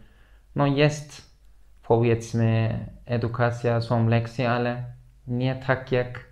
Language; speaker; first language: Polish; non-native, fluent; Turkish